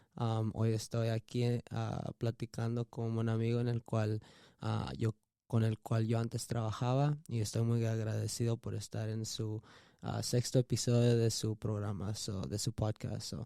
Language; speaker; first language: Spanish; early bilingual, heritage; Spanish